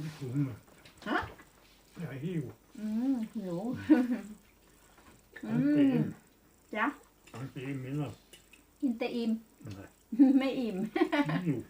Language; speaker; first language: Swedish; non-native, learner; Thai